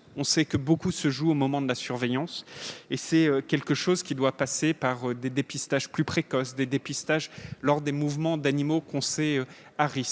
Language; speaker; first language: French; native; French